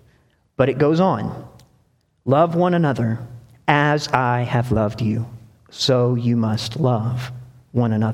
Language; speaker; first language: English; native; English